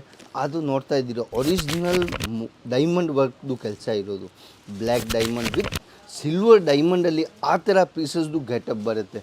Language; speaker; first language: Kannada; non-native, fluent; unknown